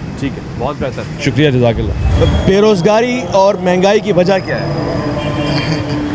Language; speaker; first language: Urdu; native; Urdu